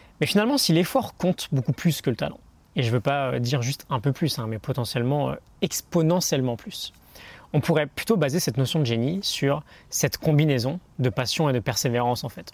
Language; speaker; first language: French; native; French